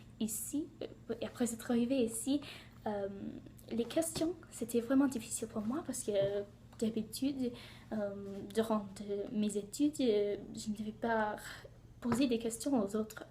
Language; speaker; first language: French; non-native, learner; English